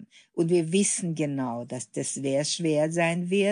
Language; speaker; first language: German; non-native, fluent; Hungarian